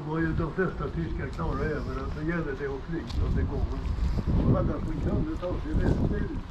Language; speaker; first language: Swedish; native; Swedish